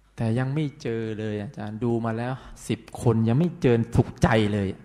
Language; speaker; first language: Thai; non-native, local second language; Pattani Malay